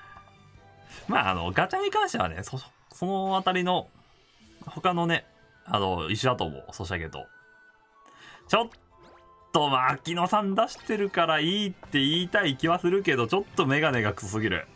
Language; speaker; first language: Japanese; native; Japanese